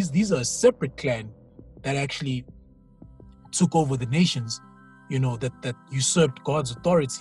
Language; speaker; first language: English; non-native, local second language; Zulu